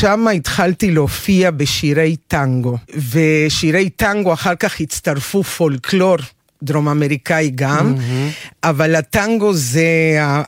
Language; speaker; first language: Hebrew; non-native, fluent; Spanish